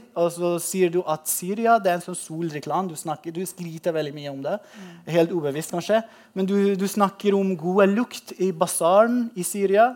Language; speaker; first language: Norwegian; non-native, fluent; Persian